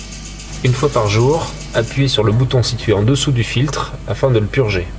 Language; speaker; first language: French; native; French